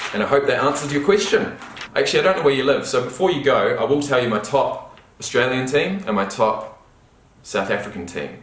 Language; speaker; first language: English; native; English